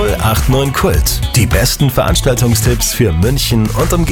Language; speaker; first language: German; native; German